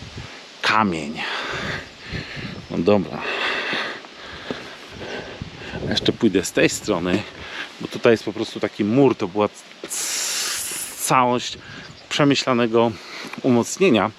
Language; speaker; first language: Polish; native; Polish